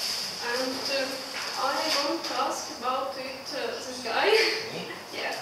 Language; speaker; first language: English; non-native, learner; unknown